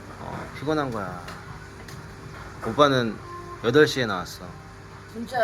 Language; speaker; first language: Korean; native; Korean